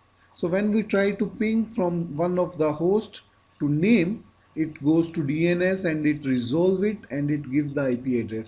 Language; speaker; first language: English; non-native, local second language; Hindi